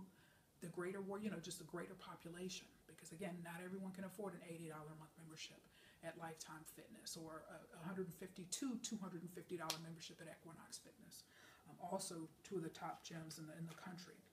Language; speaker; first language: English; native; English